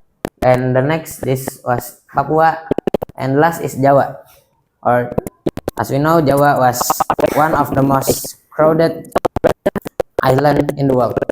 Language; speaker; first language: English; non-native, local second language; Indonesian